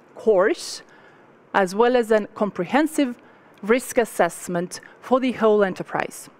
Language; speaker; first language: English; non-native, fluent; Estonian